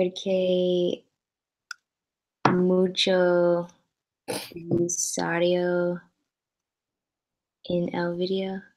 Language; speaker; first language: Spanish; non-native, learner; English